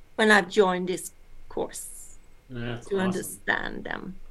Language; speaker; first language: English; early bilingual, other home language; Swedish